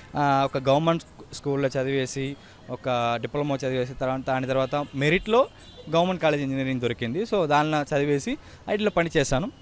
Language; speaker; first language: Telugu; early bilingual, heritage; Tamil